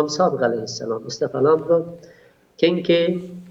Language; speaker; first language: Portuguese; non-native, learner; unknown